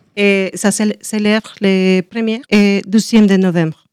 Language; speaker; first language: French; non-native, learner; Spanish